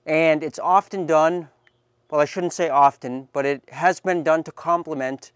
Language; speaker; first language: English; native; English